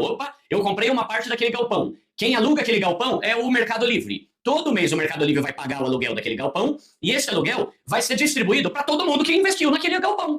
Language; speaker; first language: Portuguese; native; Portuguese